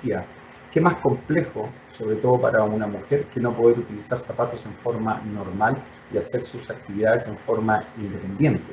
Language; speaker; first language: Spanish; native; Spanish